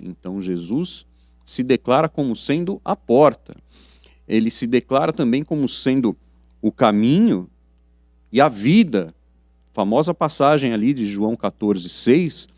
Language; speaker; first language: Portuguese; native; Portuguese